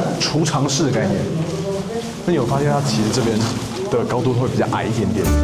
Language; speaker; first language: Chinese; native; Chinese